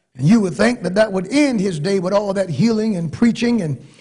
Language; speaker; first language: English; native; English